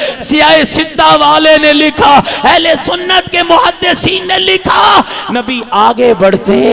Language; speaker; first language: Urdu; native; Urdu